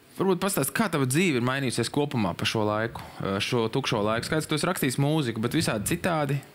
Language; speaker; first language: Latvian; native; Latvian